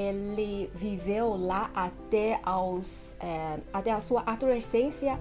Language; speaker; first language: Portuguese; non-native, fluent; Chinese